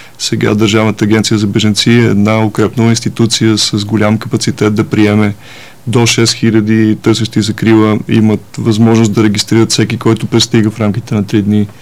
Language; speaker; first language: Bulgarian; native; Bulgarian